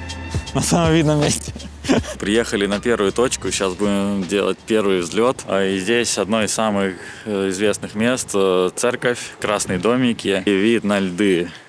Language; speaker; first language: Russian; native; Russian